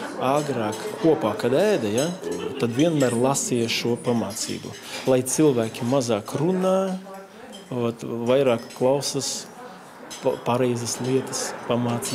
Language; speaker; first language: Latvian; non-native, local second language; Russian